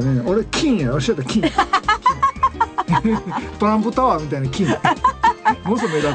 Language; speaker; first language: Japanese; native; Japanese